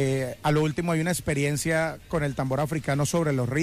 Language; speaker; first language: Spanish; native; Spanish